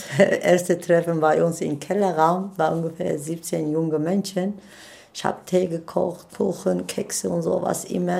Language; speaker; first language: German; non-native, learner; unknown